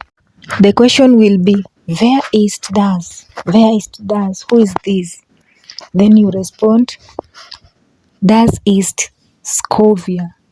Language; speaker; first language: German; non-native, learner; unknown